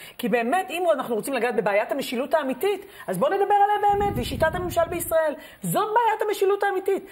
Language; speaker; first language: Hebrew; native; Hebrew